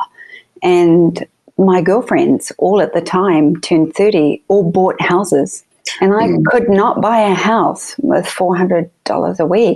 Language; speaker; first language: English; native; English